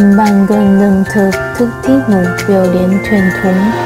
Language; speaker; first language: Vietnamese; non-native, learner; Chinese